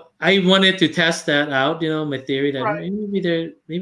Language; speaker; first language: English; non-native, fluent; Lao